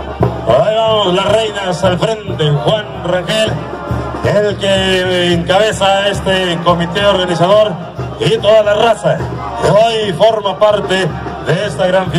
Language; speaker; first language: Spanish; native; Spanish